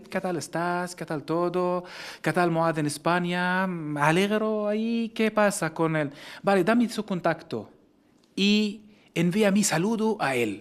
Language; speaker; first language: Spanish; non-native, fluent; Arabic